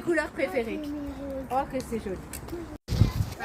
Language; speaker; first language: French; native; French